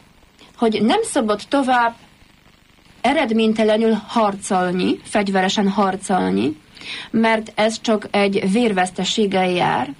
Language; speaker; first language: Hungarian; non-native, fluent; Polish